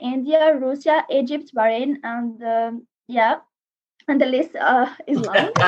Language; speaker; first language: English; non-native, learner; Arabic